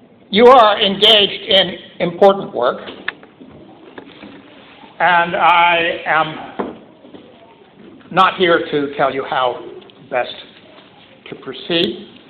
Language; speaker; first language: English; native; English